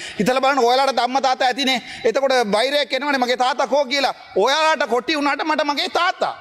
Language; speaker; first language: Sinhala; non-native, local second language; Tamil